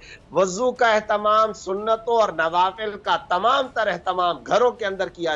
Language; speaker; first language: Urdu; native; Urdu